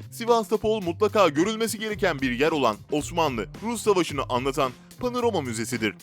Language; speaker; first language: Turkish; native; Turkish